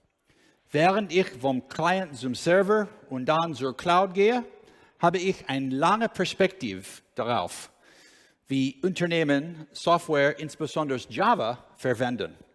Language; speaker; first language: German; non-native, learner; English